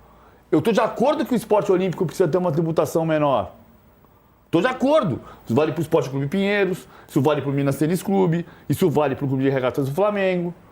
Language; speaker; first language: Portuguese; native; Portuguese